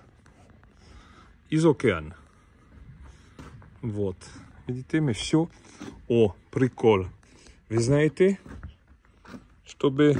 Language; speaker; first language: Russian; non-native, learner; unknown